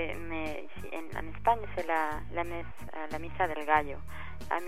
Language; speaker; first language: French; non-native, learner; Spanish